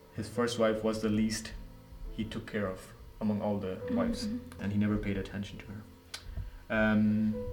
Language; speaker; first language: English; non-native, local second language; Nepali